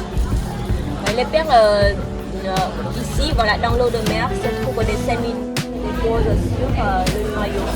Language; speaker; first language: French; non-native, fluent; Vietnamese